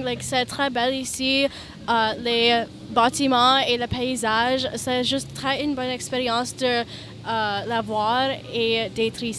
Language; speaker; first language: French; non-native, local second language; English